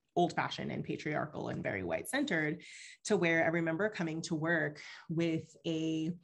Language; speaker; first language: English; early bilingual, other home language; Spanish